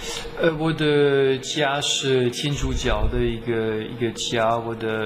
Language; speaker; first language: Chinese; non-native, fluent; French